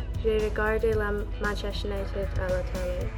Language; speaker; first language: French; non-native, learner; English